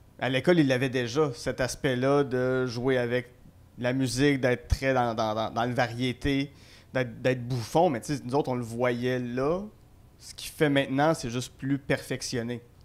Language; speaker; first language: French; native; French